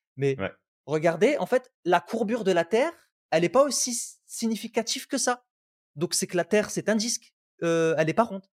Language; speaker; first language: French; non-native, local second language; Arabic